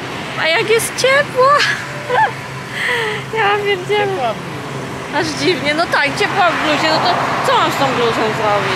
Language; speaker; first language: Polish; native; Polish